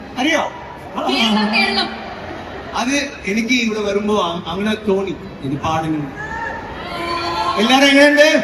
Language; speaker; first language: Malayalam; non-native, learner; Tamil